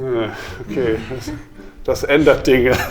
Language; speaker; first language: German; native; German